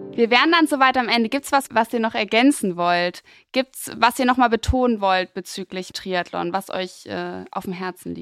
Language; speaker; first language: German; native; German